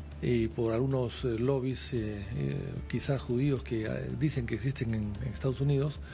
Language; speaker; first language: Spanish; native; Spanish